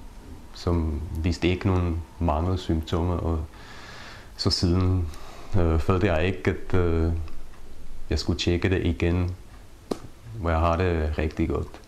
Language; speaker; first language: Danish; non-native, fluent; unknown